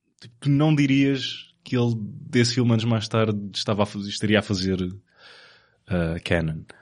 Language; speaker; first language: Portuguese; native; Portuguese